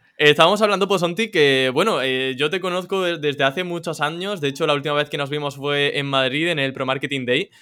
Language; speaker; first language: Spanish; native; Spanish